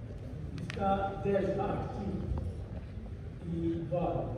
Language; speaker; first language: Swedish; non-native, learner; Arabic